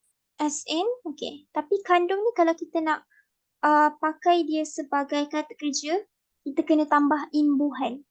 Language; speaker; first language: Malay; native; Malay